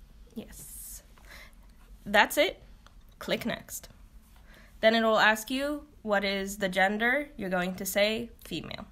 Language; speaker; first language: English; early bilingual, other home language; Arabic